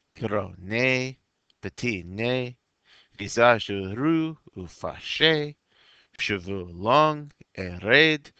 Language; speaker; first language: French; non-native, fluent; English